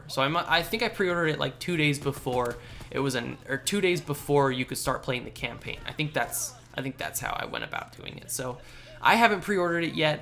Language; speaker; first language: English; native; English